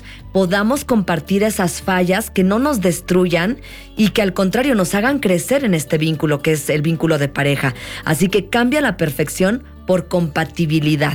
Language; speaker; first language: Spanish; native; Spanish